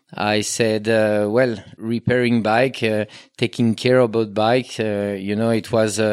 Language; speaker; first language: English; non-native, fluent; French